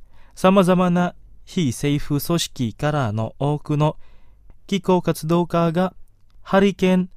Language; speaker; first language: Japanese; non-native, fluent; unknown